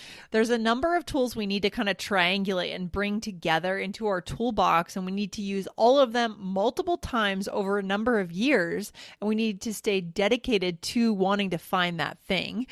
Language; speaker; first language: English; native; English